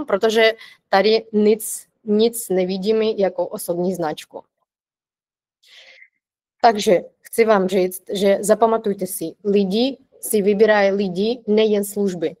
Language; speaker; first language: Czech; non-native, fluent; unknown